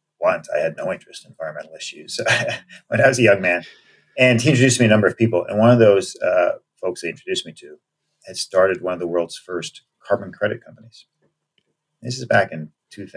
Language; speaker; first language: English; native; English